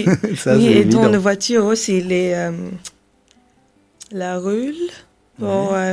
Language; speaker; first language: French; non-native, learner; English